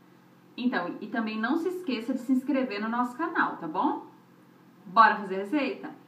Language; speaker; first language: Portuguese; native; Portuguese